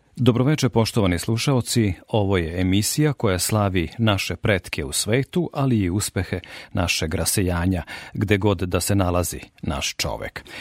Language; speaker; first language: Serbian; native; Serbian